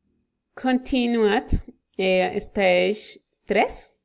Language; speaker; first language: English; non-native, learner; Spanish